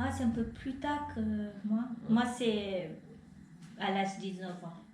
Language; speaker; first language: French; non-native, fluent; Vietnamese